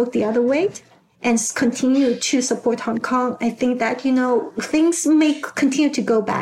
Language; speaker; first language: English; non-native, local second language; Cantonese